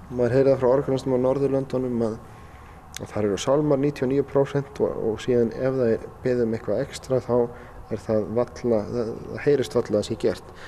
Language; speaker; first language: Icelandic; native; Icelandic